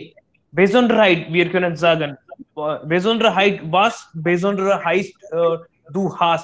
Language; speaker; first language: German; non-native, learner; Hindi